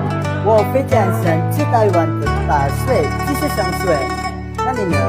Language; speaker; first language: Chinese; non-native, learner; Indonesian